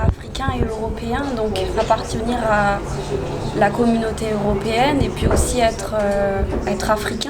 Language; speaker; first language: French; early bilingual, other home language; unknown